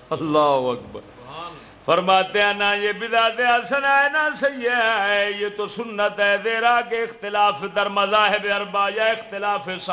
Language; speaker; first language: Urdu; native; Urdu